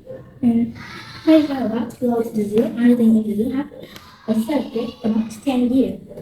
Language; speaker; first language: English; non-native, learner; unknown